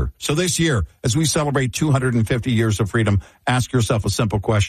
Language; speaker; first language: English; native; English